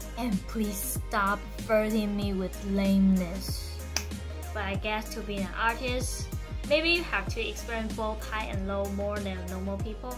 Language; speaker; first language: English; non-native, fluent; Chinese